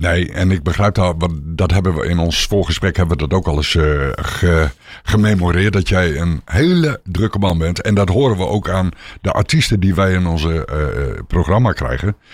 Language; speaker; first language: Dutch; native; Dutch